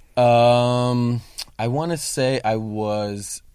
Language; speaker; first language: English; native; English